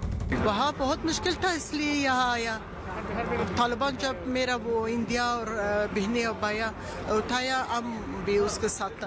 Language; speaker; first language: Hindi; non-native, learner; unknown